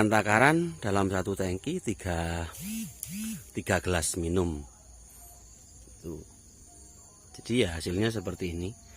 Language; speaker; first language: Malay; non-native, local second language; Javanese